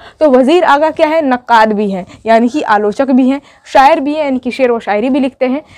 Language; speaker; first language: Hindi; native; Hindi